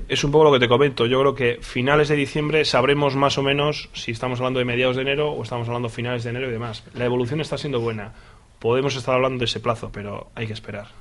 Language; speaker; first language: Spanish; native; Spanish